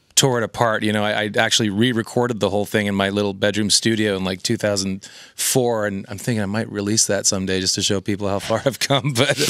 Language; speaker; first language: English; native; English